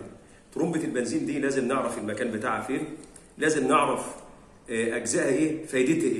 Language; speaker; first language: Arabic; native; Arabic